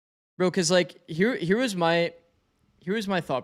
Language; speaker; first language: English; native; English